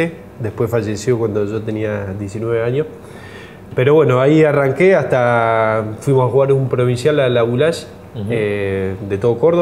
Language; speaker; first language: Spanish; native; Spanish